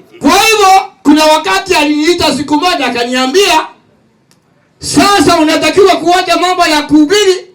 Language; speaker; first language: Swahili; non-native, local second language; Gusii